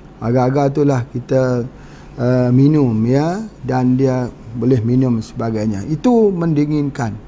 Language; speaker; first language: Malay; native; Malay